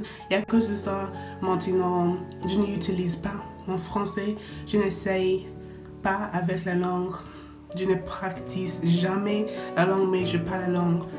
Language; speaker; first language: French; non-native, learner; English